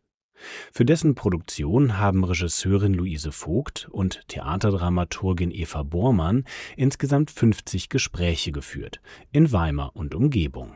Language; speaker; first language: German; native; German